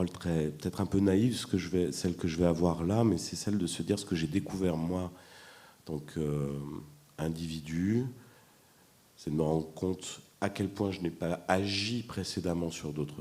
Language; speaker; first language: French; native; French